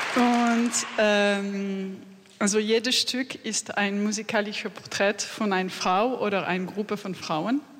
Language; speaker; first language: German; non-native, learner; French